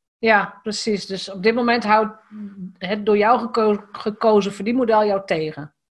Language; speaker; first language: Dutch; native; Dutch